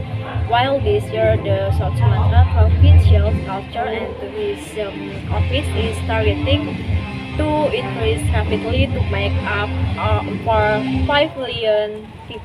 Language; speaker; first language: English; non-native, learner; Indonesian